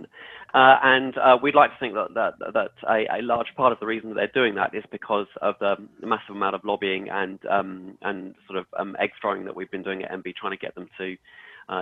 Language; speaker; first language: English; native; English